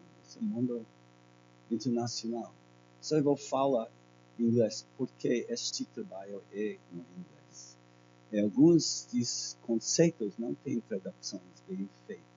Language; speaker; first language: Portuguese; non-native, learner; English